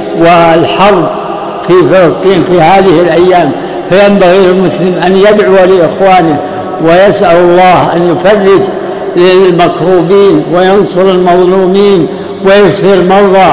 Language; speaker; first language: Arabic; native; Arabic